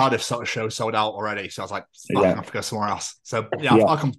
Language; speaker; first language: English; native; English